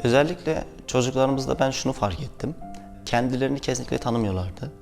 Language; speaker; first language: Turkish; native; Turkish